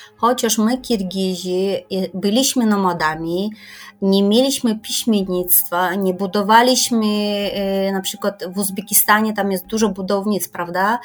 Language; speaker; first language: Polish; non-native, fluent; Kyrgyz